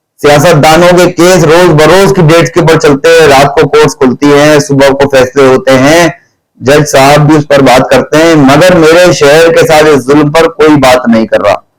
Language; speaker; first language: Urdu; native; Urdu